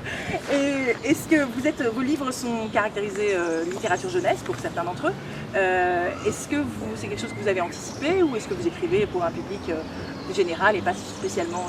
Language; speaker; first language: French; native; French